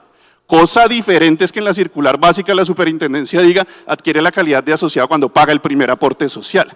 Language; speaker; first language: Spanish; native; Spanish